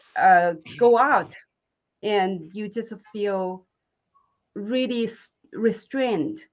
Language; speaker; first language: English; non-native, fluent; Chinese